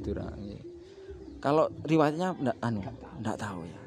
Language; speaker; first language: Indonesian; non-native, local second language; Javanese